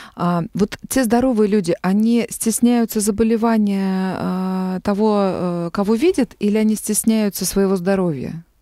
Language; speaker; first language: Russian; native; Russian